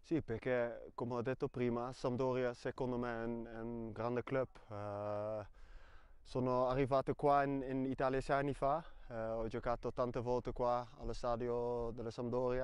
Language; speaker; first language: Italian; non-native, fluent; Dutch